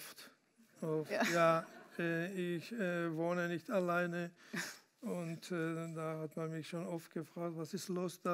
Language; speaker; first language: German; non-native, fluent; Spanish